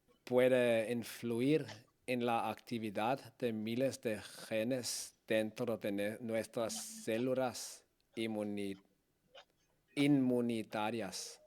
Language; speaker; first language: Spanish; non-native, learner; Danish